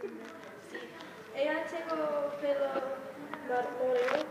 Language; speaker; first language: Spanish; non-native, learner; English